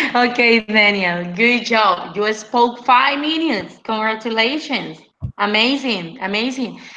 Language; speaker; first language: English; non-native, fluent; Spanish